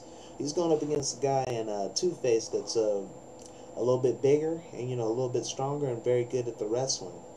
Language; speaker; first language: English; native; English